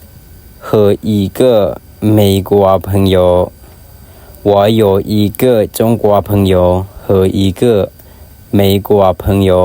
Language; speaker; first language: Chinese; non-native, fluent; Lao